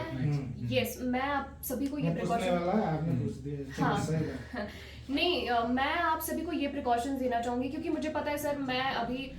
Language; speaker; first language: Hindi; native; Hindi